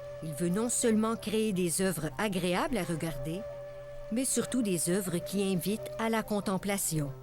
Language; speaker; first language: French; native; French